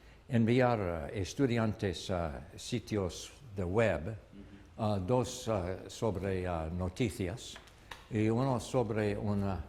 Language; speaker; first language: Spanish; non-native, learner; English